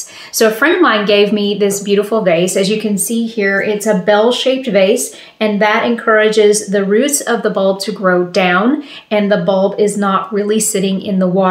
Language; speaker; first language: English; native; English